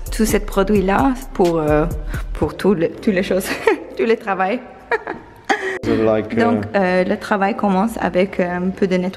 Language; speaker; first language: French; non-native, learner; English